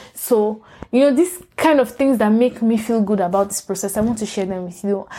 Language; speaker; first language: English; non-native, local second language; Yoruba